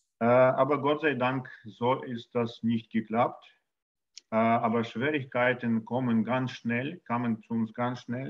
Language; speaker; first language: German; non-native, learner; Russian